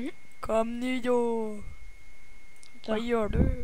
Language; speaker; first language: Swedish; native; Swedish